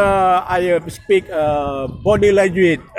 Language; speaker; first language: English; non-native, learner; Indonesian